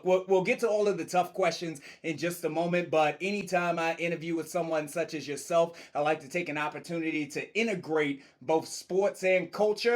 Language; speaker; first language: English; native; English